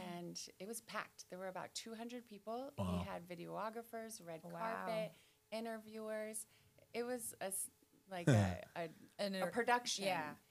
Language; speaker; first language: English; native; English